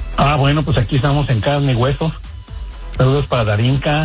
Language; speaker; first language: Spanish; native; Spanish